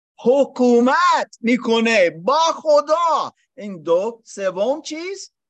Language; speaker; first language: Persian; non-native, learner; English